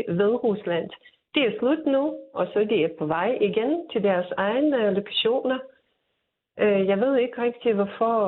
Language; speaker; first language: Danish; non-native, fluent; Russian